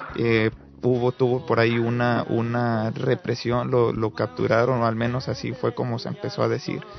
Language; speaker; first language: Spanish; native; Spanish